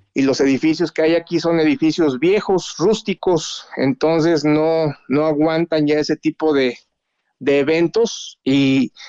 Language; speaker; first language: Spanish; native; Spanish